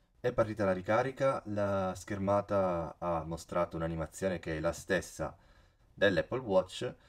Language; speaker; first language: Italian; native; Italian